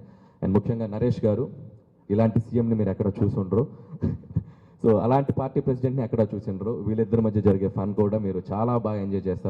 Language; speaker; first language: Telugu; native; Telugu